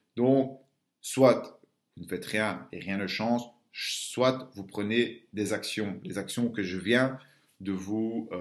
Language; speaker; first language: French; native; French